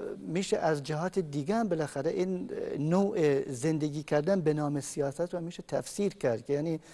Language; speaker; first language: Persian; non-native, local second language; Kurdish